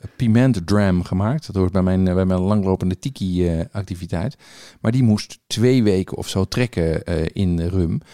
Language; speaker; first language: Dutch; native; Dutch